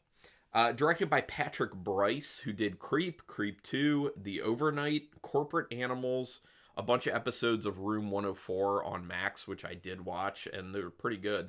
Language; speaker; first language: English; native; English